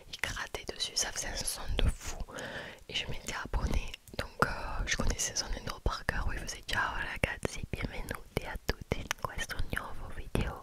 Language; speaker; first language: French; native; French